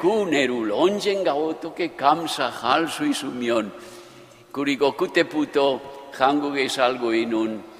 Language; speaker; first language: Korean; non-native, fluent; Japanese